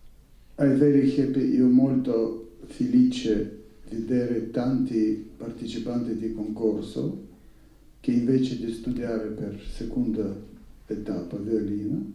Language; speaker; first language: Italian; non-native, learner; Russian